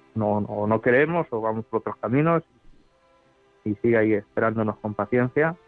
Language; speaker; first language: Spanish; native; Spanish